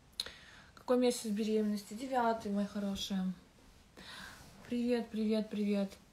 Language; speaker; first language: Russian; native; Russian